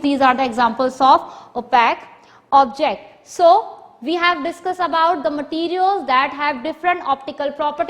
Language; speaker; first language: English; non-native, local second language; Urdu